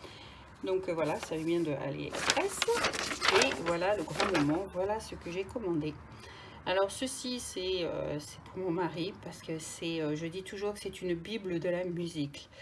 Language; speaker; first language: French; native; French